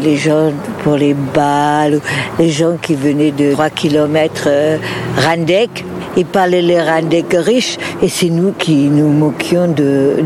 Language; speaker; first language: French; non-native, fluent; German